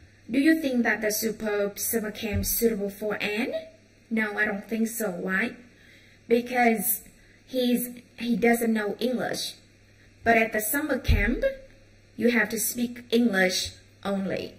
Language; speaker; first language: English; non-native, fluent; Vietnamese